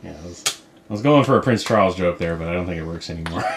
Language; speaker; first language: English; native; English